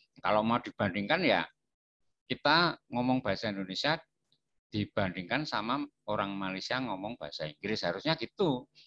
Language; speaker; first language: Indonesian; non-native, local second language; Javanese